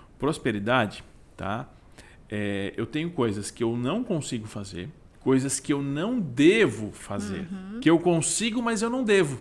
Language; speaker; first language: Portuguese; native; Portuguese